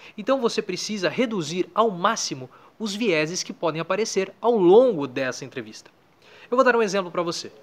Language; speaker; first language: Portuguese; native; Portuguese